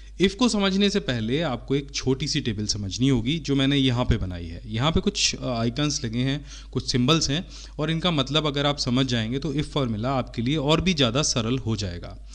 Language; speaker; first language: Hindi; native; Hindi